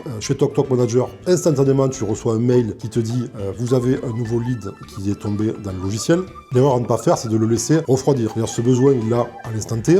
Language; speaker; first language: French; native; French